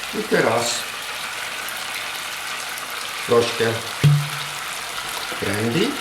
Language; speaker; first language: Polish; non-native, learner; German